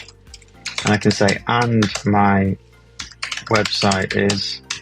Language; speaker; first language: English; native; English